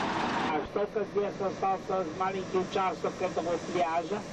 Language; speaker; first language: Russian; non-native, fluent; Italian